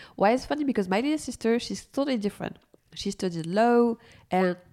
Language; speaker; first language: English; non-native, fluent; French